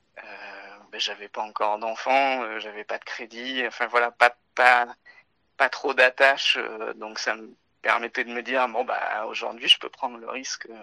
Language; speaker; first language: French; native; French